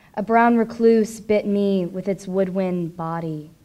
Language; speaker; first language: English; native; English